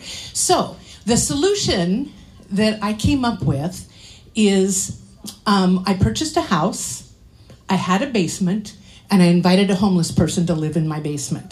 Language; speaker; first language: English; native; English